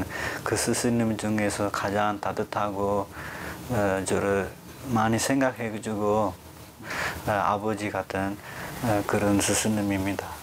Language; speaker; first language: Korean; non-native, fluent; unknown